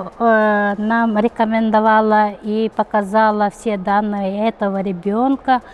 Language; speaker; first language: Russian; non-native, local second language; Yakut